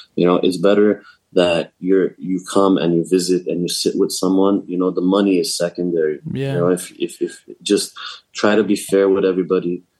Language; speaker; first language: English; native; English